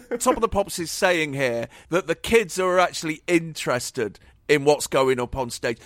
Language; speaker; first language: English; native; English